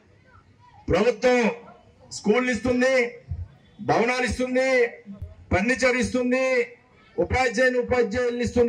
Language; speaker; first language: Telugu; native; Telugu